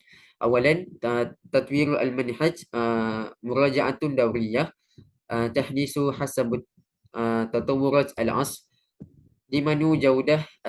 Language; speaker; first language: Arabic; non-native, learner; Malay